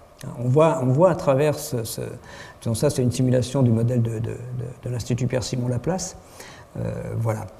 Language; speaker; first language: French; native; French